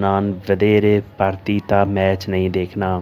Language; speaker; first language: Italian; non-native, learner; Urdu